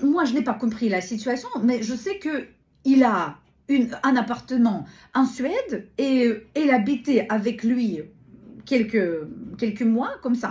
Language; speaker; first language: French; non-native, learner; Russian